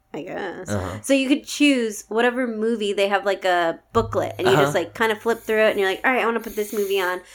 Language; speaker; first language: English; native; English